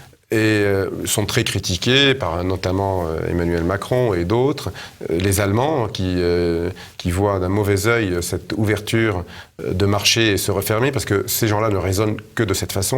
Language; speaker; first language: French; native; French